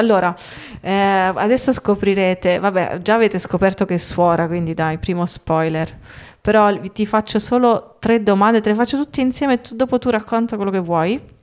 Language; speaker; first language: Italian; native; Italian